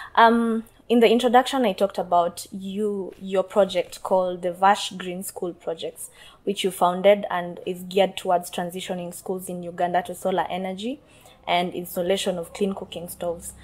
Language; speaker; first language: English; non-native, local second language; Kalenjin